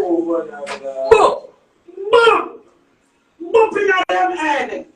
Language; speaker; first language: English; native; English